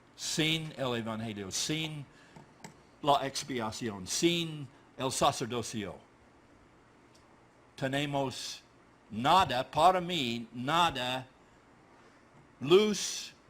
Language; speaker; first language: Spanish; non-native, learner; English